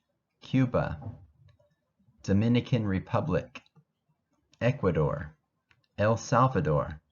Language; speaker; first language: Spanish; non-native, fluent; English